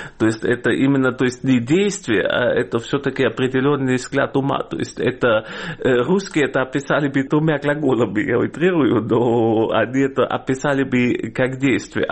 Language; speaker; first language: Russian; non-native, fluent; German